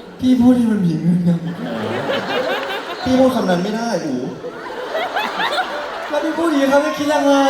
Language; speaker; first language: Thai; native; Thai